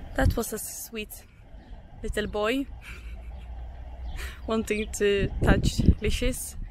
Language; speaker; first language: English; non-native, fluent; Swedish